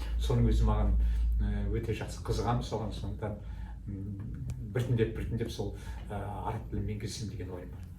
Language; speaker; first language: Kazakh; native; Kazakh